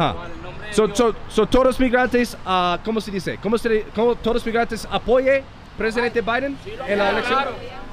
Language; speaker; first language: Spanish; non-native, learner; English